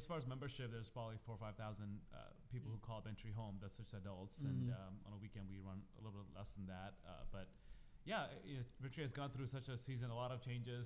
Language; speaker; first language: English; non-native, local second language; Malayalam